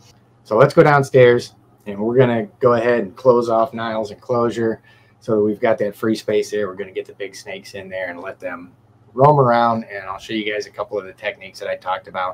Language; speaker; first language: English; native; English